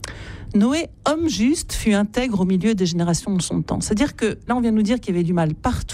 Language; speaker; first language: French; native; French